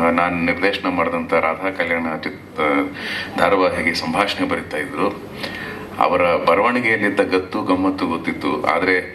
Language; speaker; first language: Kannada; native; Kannada